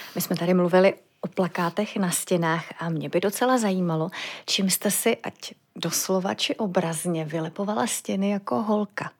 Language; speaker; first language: Czech; native; Czech